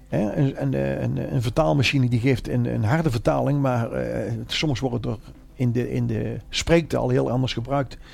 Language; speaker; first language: Dutch; native; Dutch